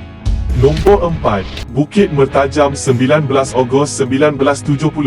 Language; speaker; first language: Malay; native; Malay